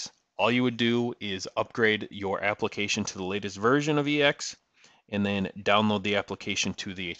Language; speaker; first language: English; native; English